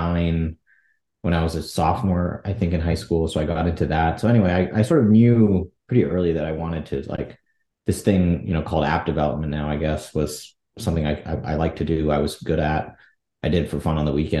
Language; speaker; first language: English; native; English